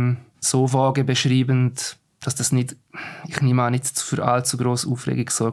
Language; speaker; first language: German; native; German